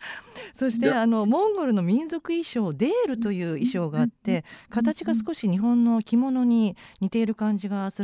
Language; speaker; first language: Japanese; native; Japanese